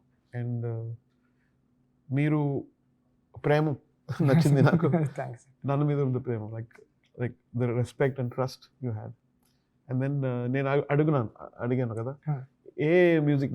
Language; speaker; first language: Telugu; non-native, learner; Tamil